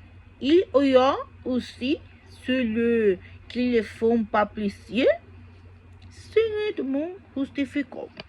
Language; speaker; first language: French; non-native, learner; Spanish